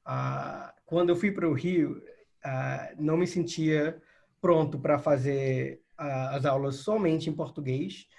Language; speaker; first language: Portuguese; non-native, fluent; English